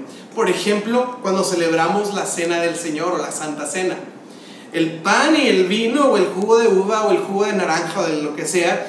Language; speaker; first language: Spanish; native; Spanish